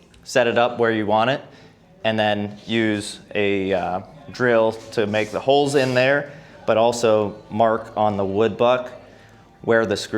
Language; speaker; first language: English; native; English